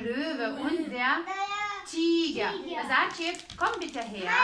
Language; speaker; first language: German; non-native, fluent; Ukrainian